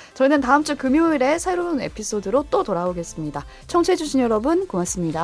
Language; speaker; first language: Korean; native; Korean